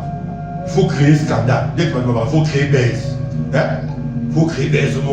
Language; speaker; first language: French; non-native, local second language; Lingala